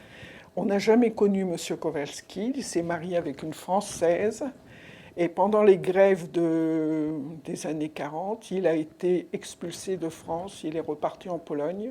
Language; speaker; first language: French; native; French